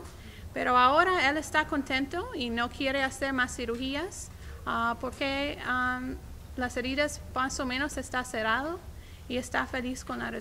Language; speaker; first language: Spanish; non-native, learner; English